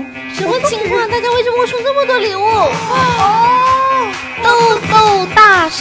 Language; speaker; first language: Chinese; native; Chinese